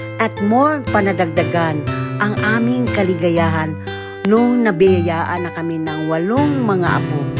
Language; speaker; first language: Filipino; native; Filipino